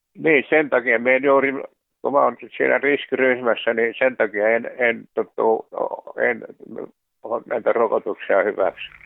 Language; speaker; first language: Finnish; native; Finnish